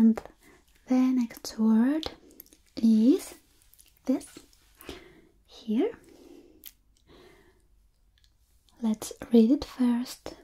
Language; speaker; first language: English; non-native, fluent; Spanish